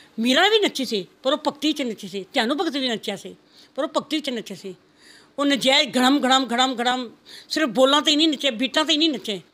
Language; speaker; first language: Punjabi; non-native, local second language; Rajasthani